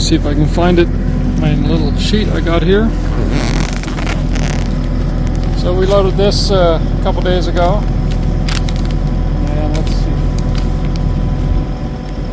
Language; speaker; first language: English; native; English